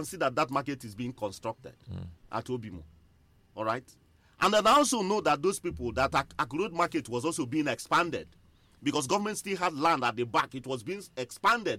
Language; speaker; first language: English; non-native, local second language; Igbo